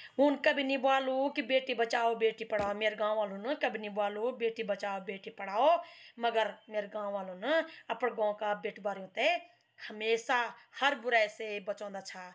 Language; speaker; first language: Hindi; non-native, local second language; Garhwali